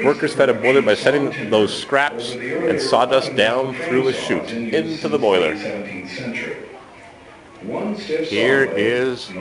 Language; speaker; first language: English; native; English